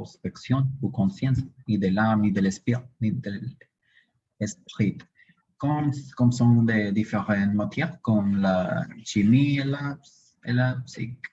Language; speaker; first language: French; non-native, learner; Spanish